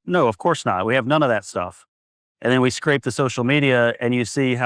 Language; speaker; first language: English; native; English